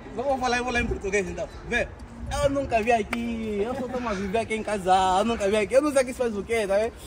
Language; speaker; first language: Portuguese; native; Portuguese